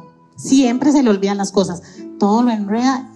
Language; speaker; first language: Spanish; native; Spanish